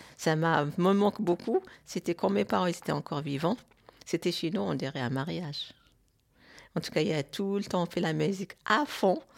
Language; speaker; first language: French; non-native, local second language; Arabic